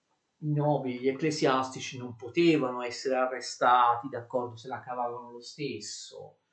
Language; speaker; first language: Italian; native; Italian